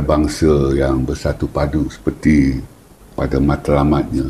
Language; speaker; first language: Malay; native; Malay